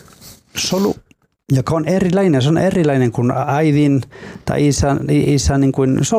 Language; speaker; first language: Finnish; non-native, fluent; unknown